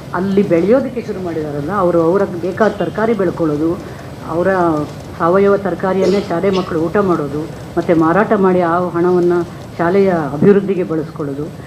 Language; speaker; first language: Kannada; native; Kannada